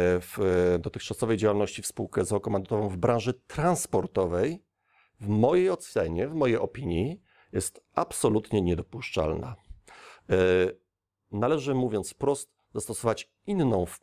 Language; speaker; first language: Polish; native; Polish